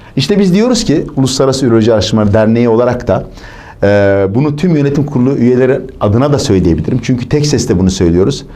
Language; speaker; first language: Turkish; native; Turkish